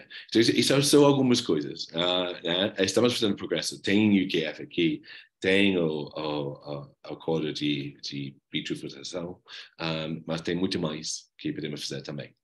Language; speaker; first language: Portuguese; non-native, fluent; English